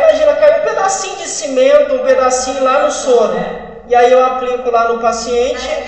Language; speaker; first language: Portuguese; native; Portuguese